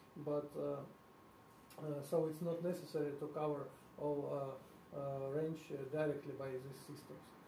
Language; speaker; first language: English; non-native, fluent; Russian